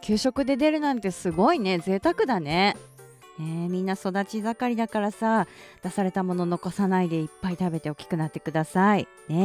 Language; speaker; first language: Japanese; native; Japanese